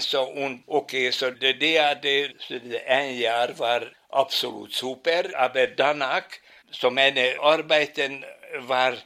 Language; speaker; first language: German; non-native, fluent; Hungarian